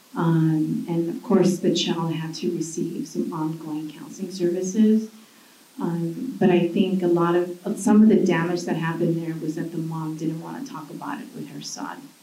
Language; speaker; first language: English; early bilingual, other home language; Spanish